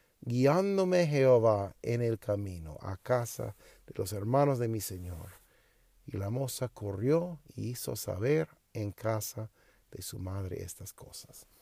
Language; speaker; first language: Spanish; non-native, learner; English